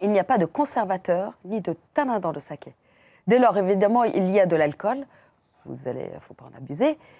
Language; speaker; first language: French; non-native, fluent; Persian